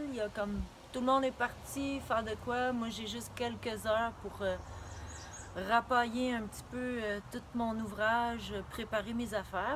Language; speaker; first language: French; native; French